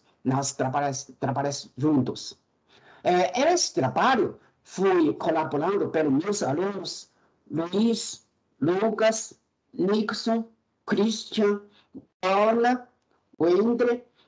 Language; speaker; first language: Portuguese; non-native, fluent; Chinese